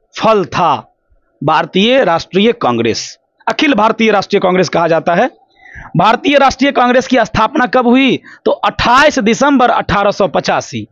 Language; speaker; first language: Hindi; native; Hindi